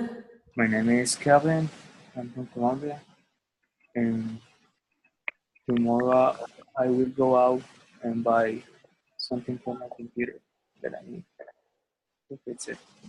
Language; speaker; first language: English; non-native, learner; Spanish